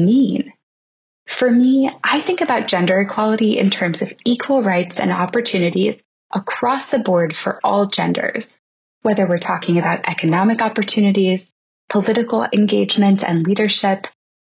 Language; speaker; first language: English; native; English